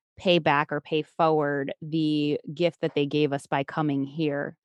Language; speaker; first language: English; native; English